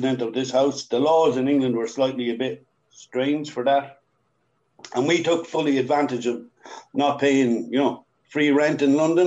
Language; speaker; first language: English; native; English